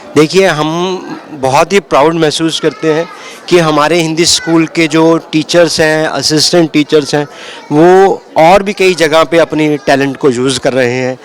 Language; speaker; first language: Hindi; native; Hindi